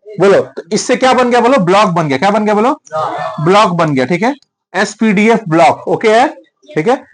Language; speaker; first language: Hindi; native; Hindi